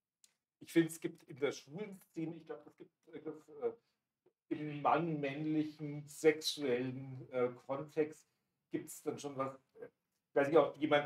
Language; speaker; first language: German; native; German